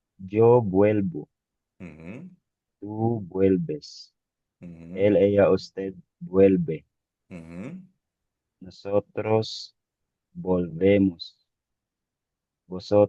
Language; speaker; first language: Spanish; non-native, learner; Filipino